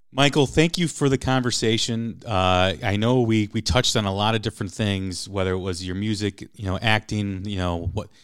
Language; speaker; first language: English; native; English